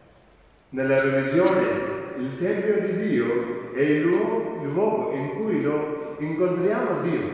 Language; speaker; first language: Italian; non-native, fluent; Malayalam